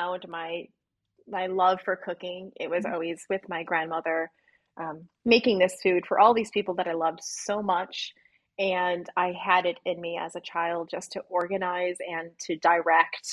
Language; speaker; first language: English; native; English